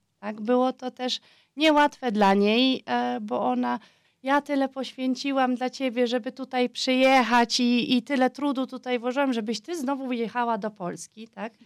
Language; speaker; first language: Polish; early bilingual, heritage; Polish